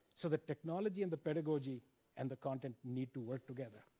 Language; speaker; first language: English; non-native, local second language; Hindi